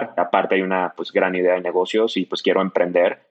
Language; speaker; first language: Spanish; native; Spanish